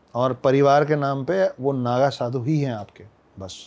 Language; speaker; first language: Hindi; native; Hindi